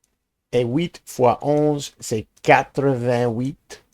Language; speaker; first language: French; non-native, learner; English